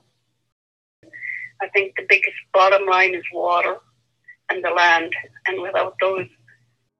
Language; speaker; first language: English; non-native, fluent; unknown